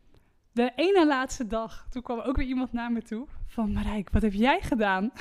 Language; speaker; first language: Dutch; native; Dutch